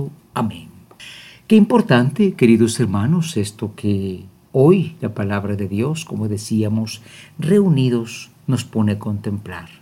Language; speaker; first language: Spanish; native; Spanish